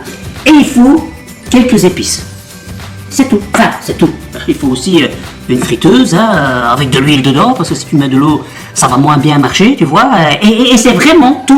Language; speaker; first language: French; native; French